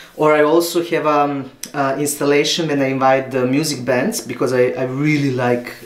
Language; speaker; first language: English; non-native, learner; Serbian